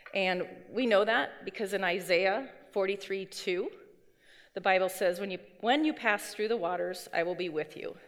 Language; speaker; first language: English; native; English